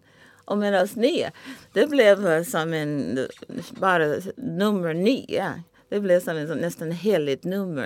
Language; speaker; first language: Swedish; non-native, fluent; English